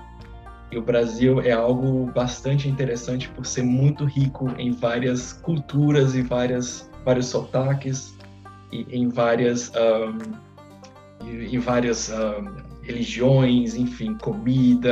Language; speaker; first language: English; non-native, fluent; Portuguese